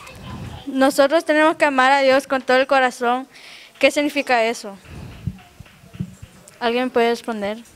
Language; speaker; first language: Spanish; early bilingual, other home language; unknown